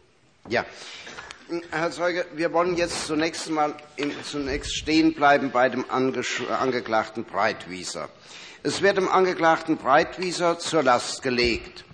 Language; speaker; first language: German; native; German